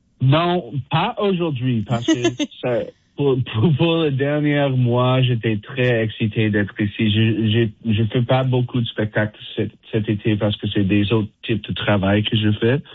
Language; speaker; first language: French; non-native, fluent; English